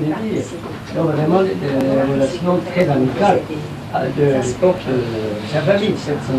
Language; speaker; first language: French; non-native, learner; Persian